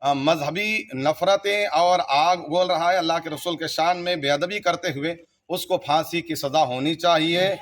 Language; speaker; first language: Urdu; native; Urdu